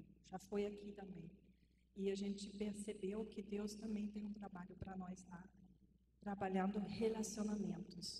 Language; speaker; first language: Portuguese; non-native, fluent; German